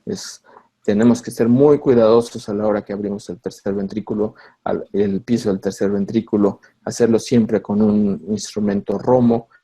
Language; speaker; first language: Spanish; native; Spanish